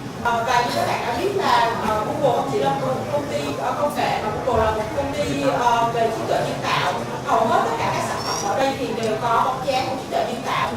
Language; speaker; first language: Vietnamese; native; Vietnamese